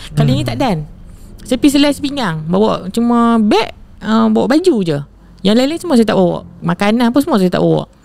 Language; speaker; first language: Malay; native; Malay